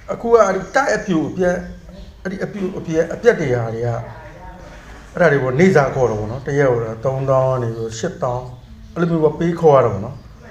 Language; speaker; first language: Burmese; native; Burmese